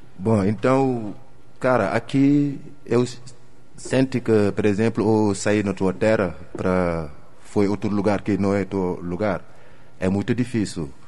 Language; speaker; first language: Portuguese; non-native, learner; Wolof